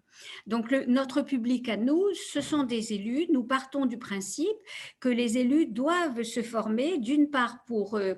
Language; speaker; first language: French; native; French